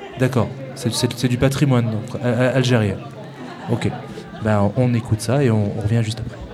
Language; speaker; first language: French; native; French